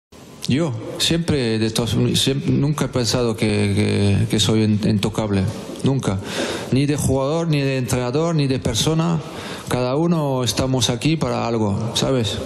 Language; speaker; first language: Spanish; non-native, fluent; French